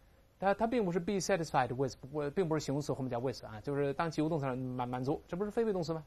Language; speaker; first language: Chinese; native; Chinese